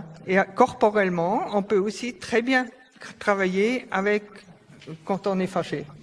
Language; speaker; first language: French; non-native, fluent; German